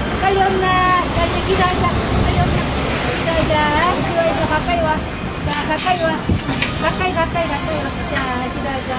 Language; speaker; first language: Korean; native; Korean